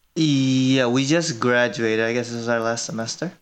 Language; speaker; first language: English; early bilingual, other home language; Korean